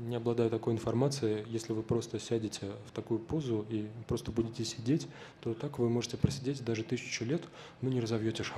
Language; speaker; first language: Russian; native; Russian